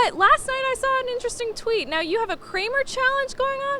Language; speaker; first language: English; native; English